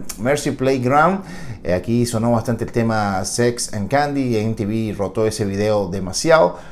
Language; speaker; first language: Spanish; native; Spanish